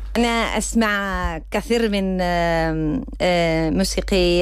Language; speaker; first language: Arabic; non-native, learner; Spanish